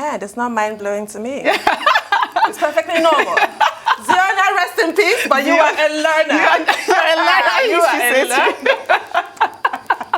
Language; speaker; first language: English; native; English